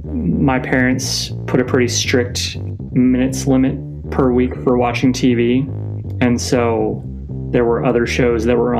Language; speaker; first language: English; native; English